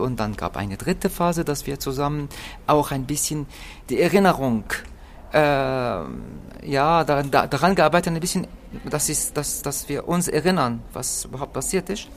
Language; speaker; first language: German; non-native, fluent; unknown